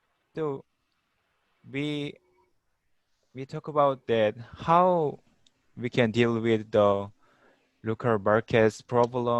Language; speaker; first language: English; non-native, learner; Korean